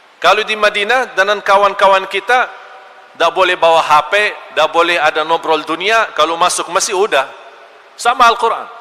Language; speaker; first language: Malay; non-native, fluent; Arabic